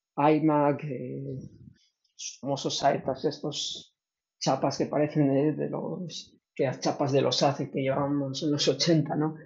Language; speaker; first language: Spanish; native; Spanish